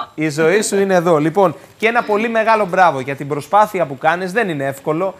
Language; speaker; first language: Greek; native; Greek